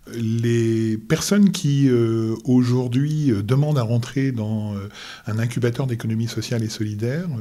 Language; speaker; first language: French; native; French